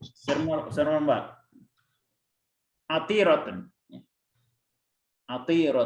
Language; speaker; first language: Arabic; non-native, fluent; Indonesian